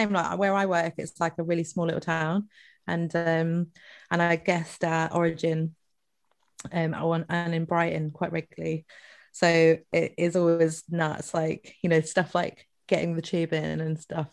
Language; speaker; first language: English; non-native, local second language; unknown